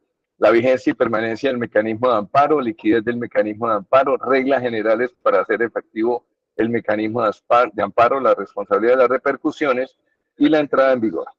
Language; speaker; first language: Spanish; native; Spanish